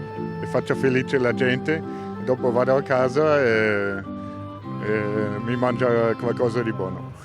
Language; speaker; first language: Italian; non-native, learner; German